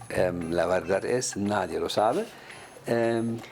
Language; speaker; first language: Spanish; non-native, fluent; German